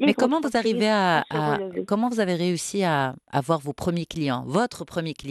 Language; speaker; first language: French; non-native, local second language; Arabic